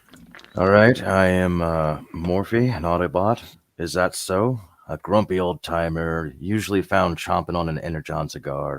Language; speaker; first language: English; native; English